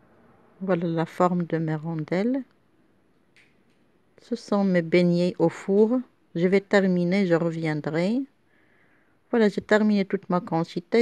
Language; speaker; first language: French; non-native, local second language; Arabic